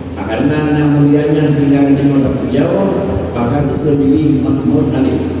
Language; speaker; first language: Malay; non-native, local second language; Achinese